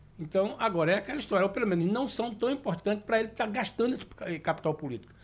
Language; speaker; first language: Portuguese; native; Portuguese